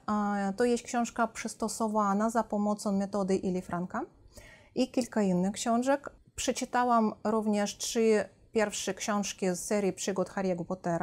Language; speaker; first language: Polish; non-native, fluent; Russian